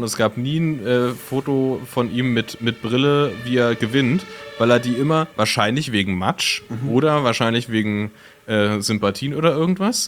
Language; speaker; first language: German; native; German